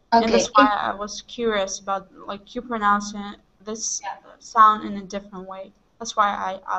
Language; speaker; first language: English; non-native, fluent; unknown